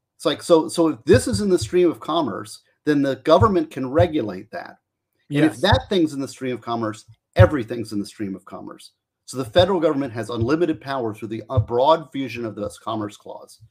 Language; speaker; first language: English; native; English